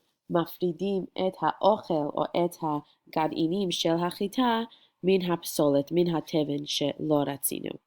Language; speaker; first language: Hebrew; non-native, fluent; English